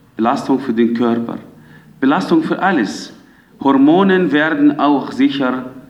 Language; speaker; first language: German; non-native, fluent; Arabic